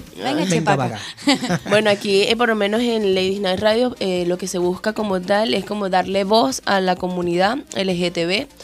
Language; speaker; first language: Spanish; native; Spanish